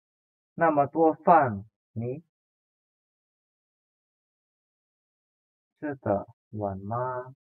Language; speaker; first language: Chinese; non-native, fluent; Indonesian